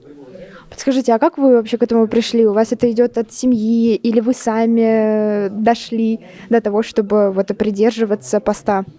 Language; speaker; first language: Russian; native; Russian